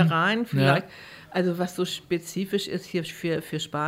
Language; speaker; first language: German; native; German